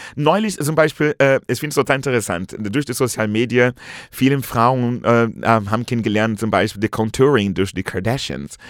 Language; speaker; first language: German; non-native, fluent; Portuguese